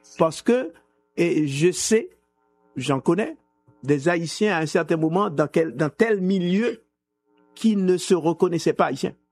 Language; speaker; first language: French; non-native, local second language; Haitian Creole